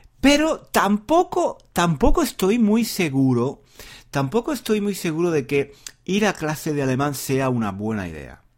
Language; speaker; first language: Spanish; native; Spanish